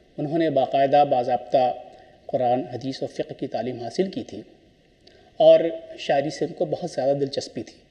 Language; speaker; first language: Urdu; native; Urdu